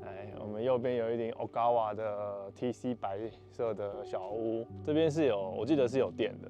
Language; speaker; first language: Chinese; native; Chinese